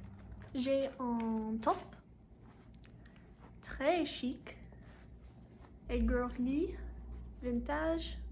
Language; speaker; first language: French; non-native, learner; English